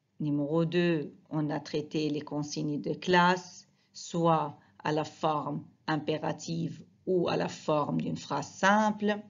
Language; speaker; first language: French; non-native, fluent; Arabic